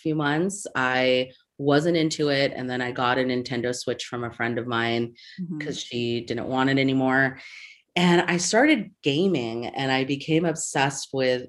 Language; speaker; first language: English; native; English